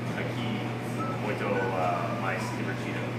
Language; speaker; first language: Portuguese; non-native, learner; English